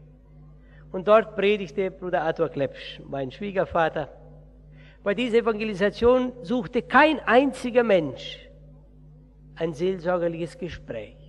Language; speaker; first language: German; early bilingual, heritage; Portuguese